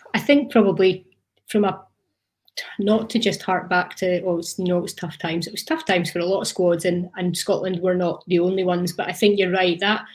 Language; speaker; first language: English; native; English